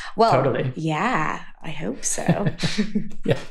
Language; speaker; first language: English; native; English